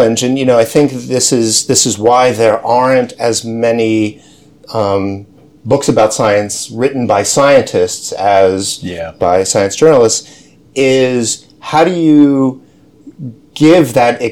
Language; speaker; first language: English; native; English